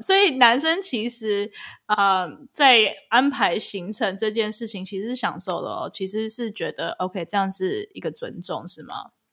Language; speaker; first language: Chinese; early bilingual, other home language; English